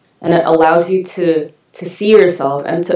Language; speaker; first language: English; non-native, local second language; Cantonese